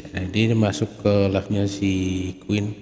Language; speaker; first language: Indonesian; native; Indonesian